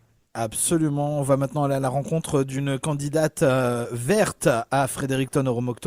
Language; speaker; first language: French; native; French